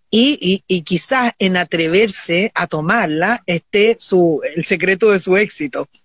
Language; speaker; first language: Spanish; native; Spanish